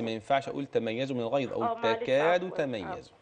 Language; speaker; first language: Arabic; native; Arabic